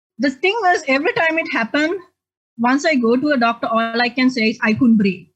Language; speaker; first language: English; non-native, local second language; Sinhala